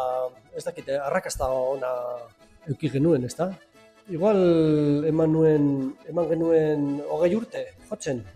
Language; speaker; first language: Basque; non-native, local second language; Spanish